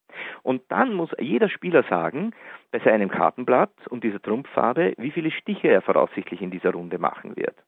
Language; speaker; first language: German; native; German